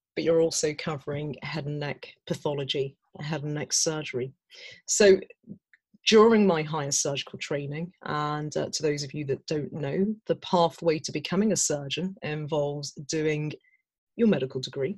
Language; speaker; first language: English; native; English